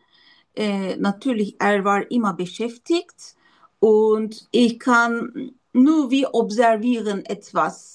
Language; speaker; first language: German; non-native, learner; Turkish